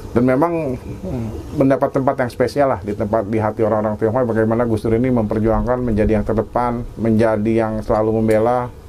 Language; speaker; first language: Indonesian; native; Indonesian